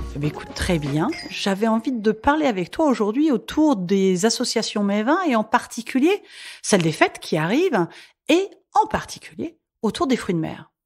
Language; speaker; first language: French; native; French